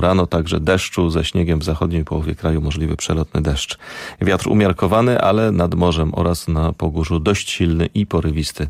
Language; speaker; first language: Polish; native; Polish